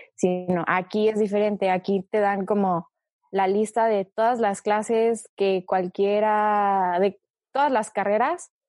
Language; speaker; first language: Spanish; early bilingual, other home language; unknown